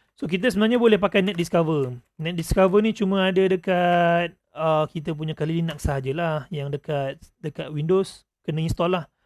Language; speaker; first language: Malay; native; Malay